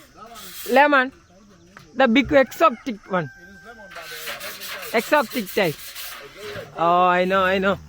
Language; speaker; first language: English; non-native, learner; Malayalam